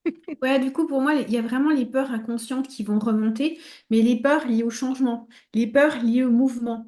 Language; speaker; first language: French; native; French